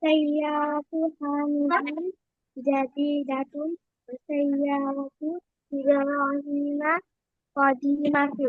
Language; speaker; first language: Arabic; non-native, learner; Bangla